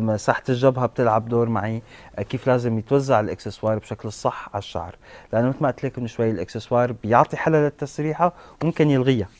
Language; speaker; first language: Arabic; native; Arabic